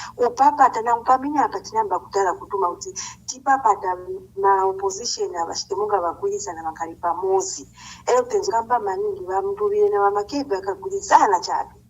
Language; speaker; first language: Nyanja; non-native, local second language; Bemba